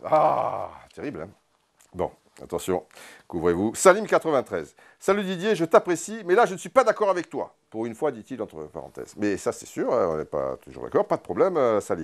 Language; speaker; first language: French; native; French